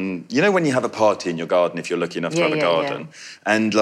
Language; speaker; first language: English; native; English